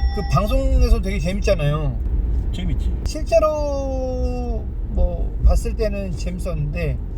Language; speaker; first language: Korean; native; Korean